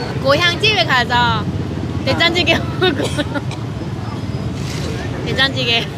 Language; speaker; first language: Korean; non-native, fluent; Vietnamese